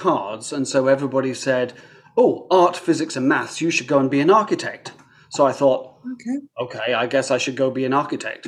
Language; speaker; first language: English; native; English